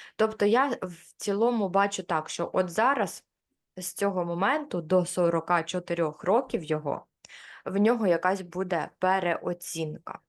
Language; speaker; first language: Ukrainian; non-native, local second language; Russian